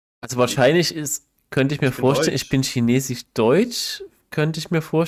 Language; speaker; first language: German; native; German